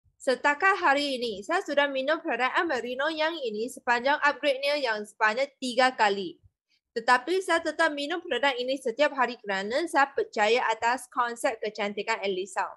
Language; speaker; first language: Malay; non-native, local second language; Chinese